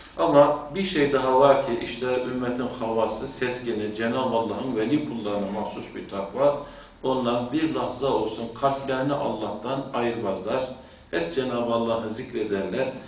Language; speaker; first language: Turkish; native; Turkish